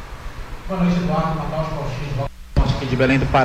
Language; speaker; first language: Portuguese; native; Portuguese